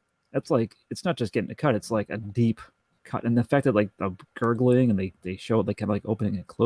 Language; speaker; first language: English; native; English